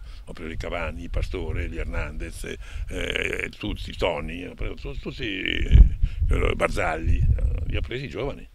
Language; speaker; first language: Italian; native; Italian